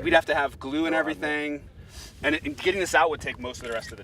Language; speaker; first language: English; native; English